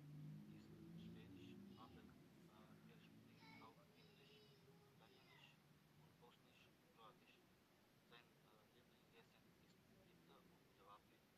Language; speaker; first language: German; non-native, learner; Macedonian